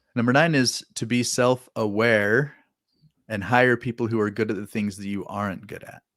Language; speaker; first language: English; native; English